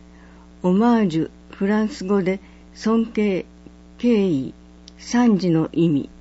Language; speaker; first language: Japanese; native; Japanese